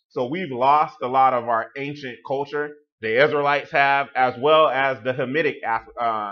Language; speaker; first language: English; native; English